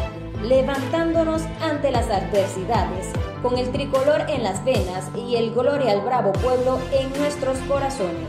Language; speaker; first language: Spanish; native; Spanish